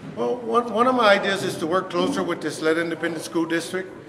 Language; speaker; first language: English; native; English